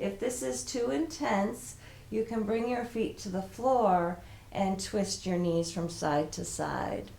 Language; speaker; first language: English; native; English